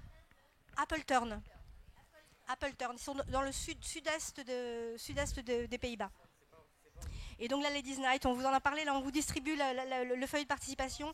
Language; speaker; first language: French; native; French